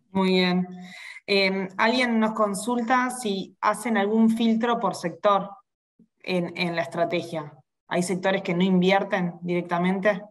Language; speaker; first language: Spanish; native; Spanish